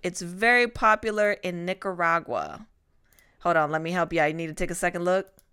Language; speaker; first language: English; early bilingual, other home language; Spanish